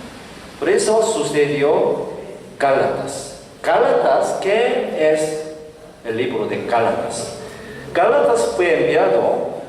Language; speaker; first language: Spanish; non-native, learner; Korean